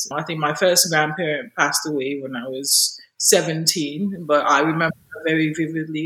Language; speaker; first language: English; non-native, local second language; Yoruba